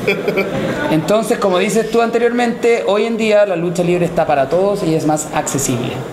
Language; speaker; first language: Spanish; native; Spanish